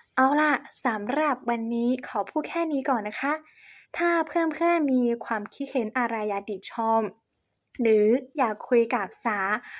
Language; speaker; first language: Thai; non-native, fluent; Chinese